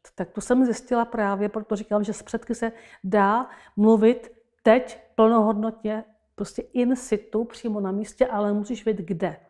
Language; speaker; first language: Czech; native; Czech